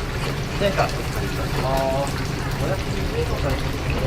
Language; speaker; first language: Japanese; native; Japanese